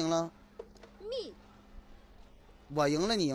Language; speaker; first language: Chinese; native; Chinese